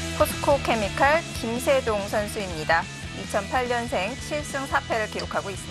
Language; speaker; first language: Korean; native; Korean